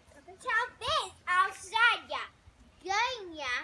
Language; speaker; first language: Portuguese; early bilingual, heritage; Portuguese